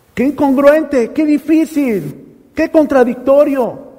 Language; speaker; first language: Spanish; native; Spanish